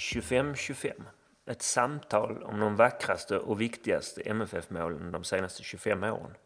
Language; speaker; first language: Swedish; native; Swedish